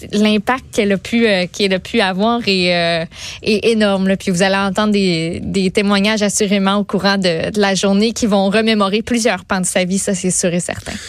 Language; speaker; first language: French; native; French